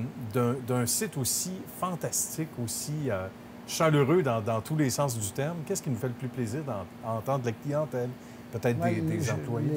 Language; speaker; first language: French; native; French